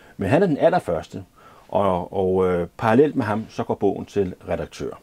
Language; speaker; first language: Danish; native; Danish